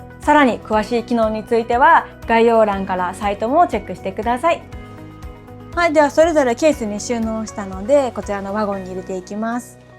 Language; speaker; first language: Japanese; native; Japanese